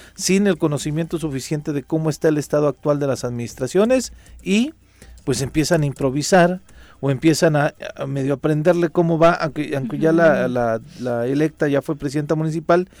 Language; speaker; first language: Spanish; native; Spanish